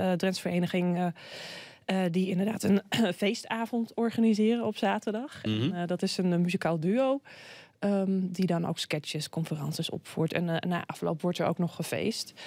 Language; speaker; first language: Dutch; native; Dutch